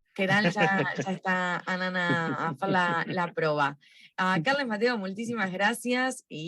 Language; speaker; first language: Catalan; non-native, local second language; Spanish